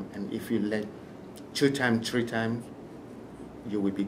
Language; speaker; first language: English; non-native, fluent; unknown